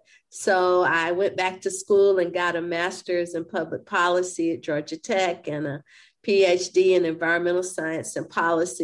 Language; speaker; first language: English; native; English